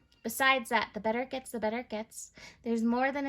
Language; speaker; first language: English; native; English